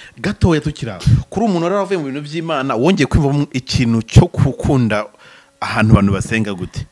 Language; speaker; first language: Kinyarwanda; native; Kinyarwanda